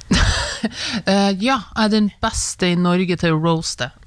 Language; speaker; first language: Norwegian; native; Norwegian